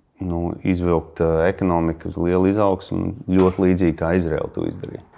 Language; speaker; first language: Latvian; early bilingual, heritage; Latvian